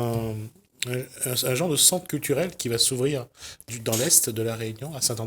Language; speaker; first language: French; native; French